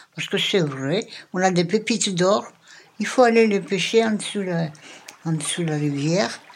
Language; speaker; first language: French; non-native, local second language; Malagasy